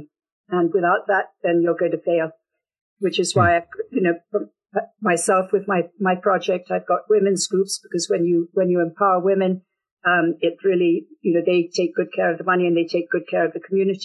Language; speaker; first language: English; native; English